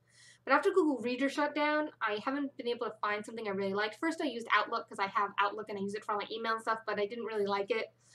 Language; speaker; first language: English; native; English